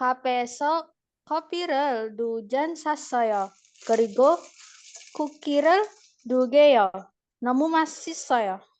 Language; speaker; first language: Korean; non-native, learner; Indonesian